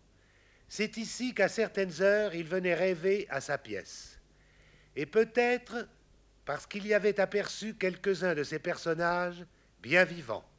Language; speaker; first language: French; native; French